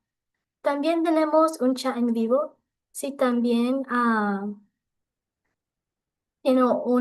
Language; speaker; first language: Spanish; non-native, local second language; English